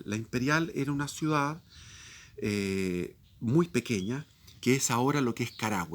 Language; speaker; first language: Spanish; native; Spanish